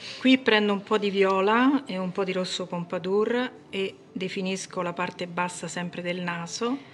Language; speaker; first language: Italian; native; Italian